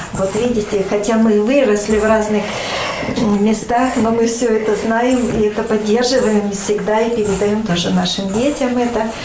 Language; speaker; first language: Russian; native; Russian